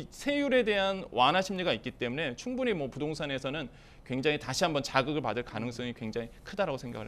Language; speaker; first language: Korean; native; Korean